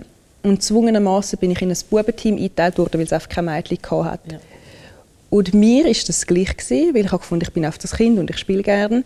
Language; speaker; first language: German; early bilingual, other home language; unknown